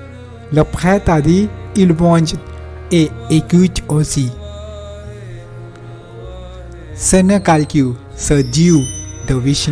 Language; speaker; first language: French; non-native, learner; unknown